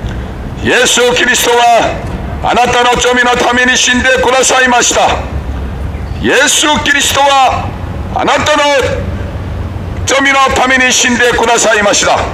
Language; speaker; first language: Japanese; non-native, learner; Korean